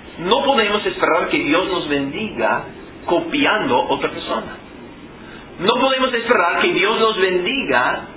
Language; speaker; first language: Spanish; non-native, fluent; English